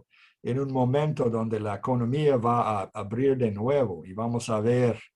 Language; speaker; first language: Spanish; non-native, fluent; English